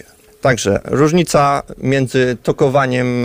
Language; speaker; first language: Polish; native; Polish